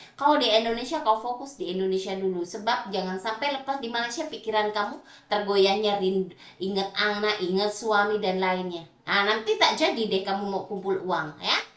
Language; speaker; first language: Indonesian; native; Indonesian